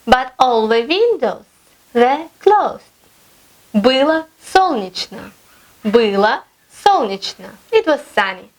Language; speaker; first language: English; non-native, fluent; Russian